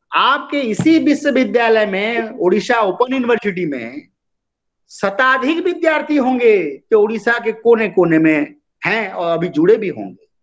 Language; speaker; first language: Hindi; non-native, local second language; Odia